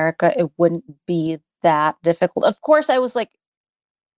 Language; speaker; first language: English; non-native, local second language; Filipino